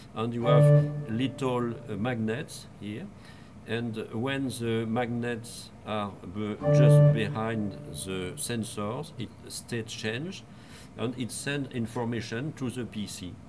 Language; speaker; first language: English; non-native, fluent; French